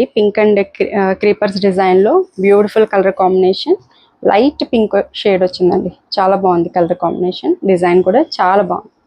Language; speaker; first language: Telugu; native; Telugu